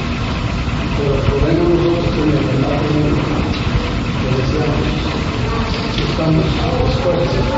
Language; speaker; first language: Spanish; non-native, fluent; English